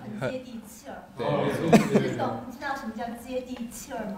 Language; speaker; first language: Chinese; native; Chinese